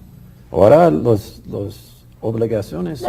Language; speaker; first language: Spanish; non-native, fluent; English